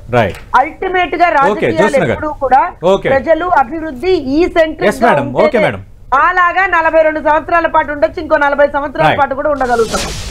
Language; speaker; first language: Telugu; native; Telugu